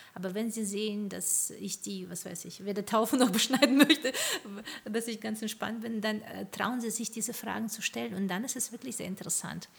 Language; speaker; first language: German; non-native, fluent; Ukrainian